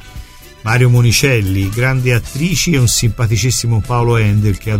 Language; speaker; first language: Italian; native; Italian